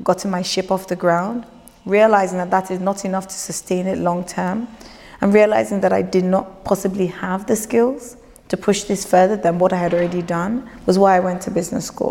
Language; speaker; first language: English; non-native, local second language; Yoruba